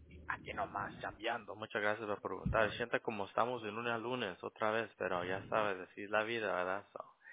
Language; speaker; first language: Spanish; native; Spanish